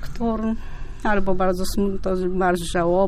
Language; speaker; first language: Polish; non-native, fluent; Japanese